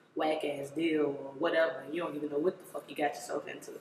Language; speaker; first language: English; native; English